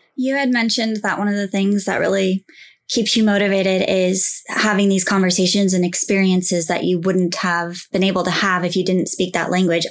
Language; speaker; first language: English; native; English